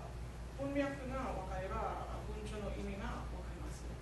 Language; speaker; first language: Japanese; non-native, learner; English